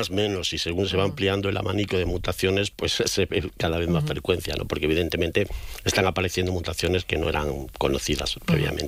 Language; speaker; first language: Spanish; native; Spanish